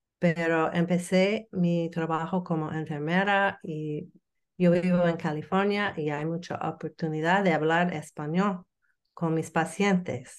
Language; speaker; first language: Spanish; non-native, learner; English